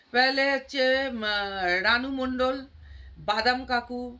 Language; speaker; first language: Hindi; non-native, local second language; Bangla